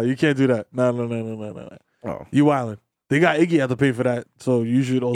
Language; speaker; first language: English; early bilingual, other home language; Spanish